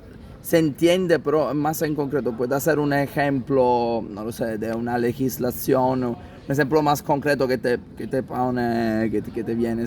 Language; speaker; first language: Spanish; non-native, fluent; Italian